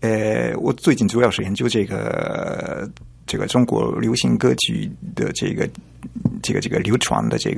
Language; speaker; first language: Chinese; non-native, fluent; Japanese